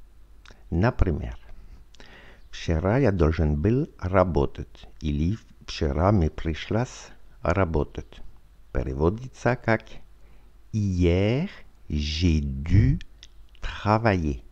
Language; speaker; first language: Russian; non-native, learner; French